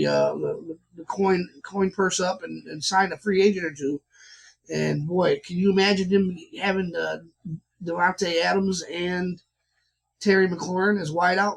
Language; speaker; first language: English; native; English